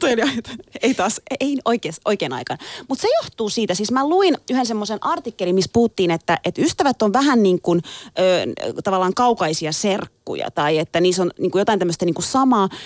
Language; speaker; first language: Finnish; early bilingual, other home language; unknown